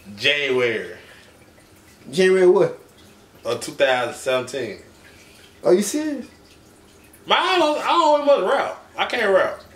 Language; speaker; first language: English; native; English